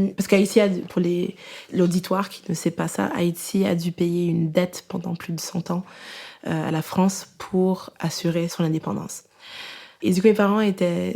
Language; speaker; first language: French; native; French